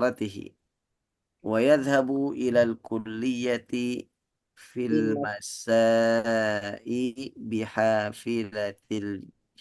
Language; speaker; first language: Arabic; non-native, fluent; Indonesian